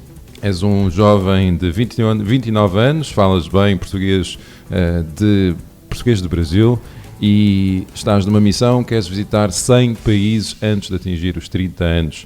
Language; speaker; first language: Portuguese; non-native, local second language; Kabuverdianu